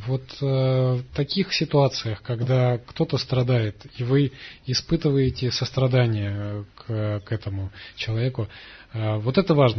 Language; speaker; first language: Russian; native; Russian